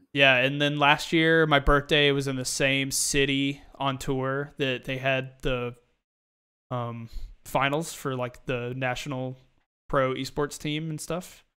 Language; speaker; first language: English; native; English